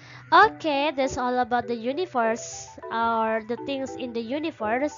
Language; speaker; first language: English; non-native, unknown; Indonesian